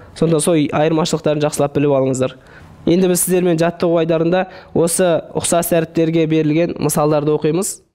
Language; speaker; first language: Kazakh; native; Kazakh